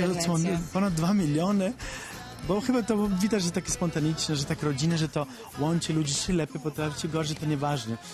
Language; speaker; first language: Polish; non-native, fluent; Italian